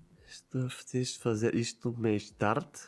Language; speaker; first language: Portuguese; non-native, learner; Italian